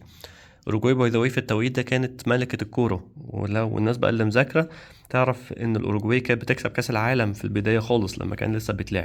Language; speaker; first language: Arabic; native; Arabic